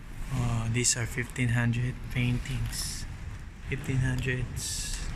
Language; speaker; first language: English; non-native, local second language; Filipino